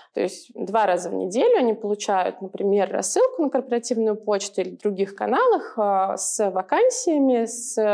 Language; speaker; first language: Russian; native; Russian